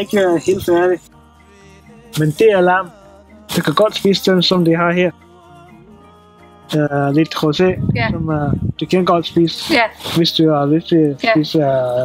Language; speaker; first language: Danish; non-native, learner; Swahili